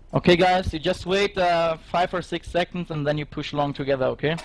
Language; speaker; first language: English; non-native, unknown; German